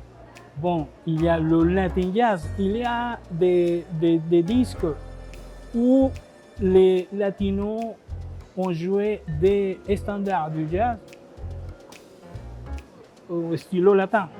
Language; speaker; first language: French; non-native, fluent; Spanish